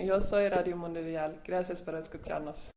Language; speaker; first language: Spanish; non-native, learner; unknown